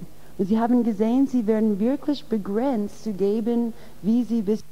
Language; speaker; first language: German; non-native, fluent; English